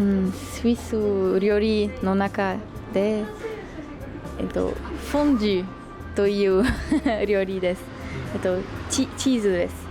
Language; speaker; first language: Japanese; non-native, learner; French